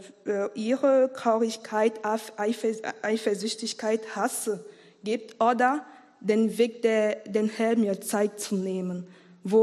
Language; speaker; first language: German; non-native, learner; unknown